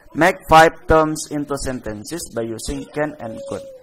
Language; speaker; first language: English; non-native, fluent; Indonesian